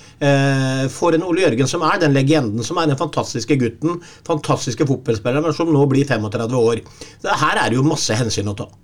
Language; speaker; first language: Norwegian; native; Norwegian